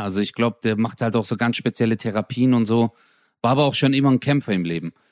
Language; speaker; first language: German; early bilingual, other home language; Turkish